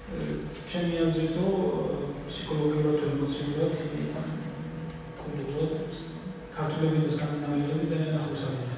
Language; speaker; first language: Polish; non-native, fluent; Georgian